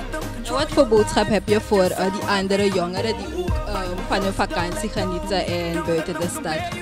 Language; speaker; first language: Dutch; native; Dutch